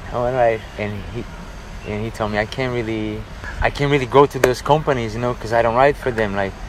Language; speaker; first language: English; non-native, fluent; Portuguese